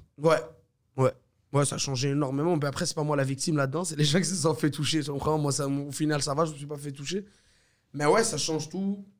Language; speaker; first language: French; early bilingual, other home language; Arabic